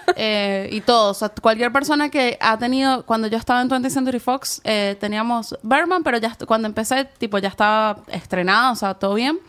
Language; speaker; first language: Spanish; native; Spanish